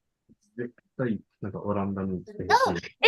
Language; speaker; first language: Japanese; non-native, learner; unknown